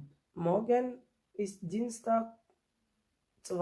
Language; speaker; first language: German; non-native, learner; French